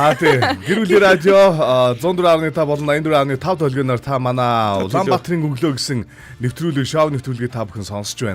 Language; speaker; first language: Mongolian; native; Mongolian